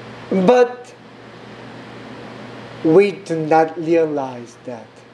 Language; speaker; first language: English; non-native, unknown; Korean